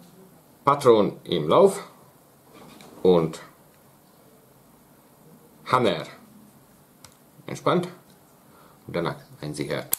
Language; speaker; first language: German; non-native, learner; Hungarian